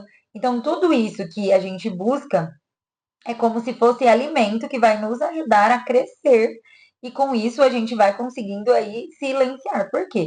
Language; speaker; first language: Portuguese; native; Portuguese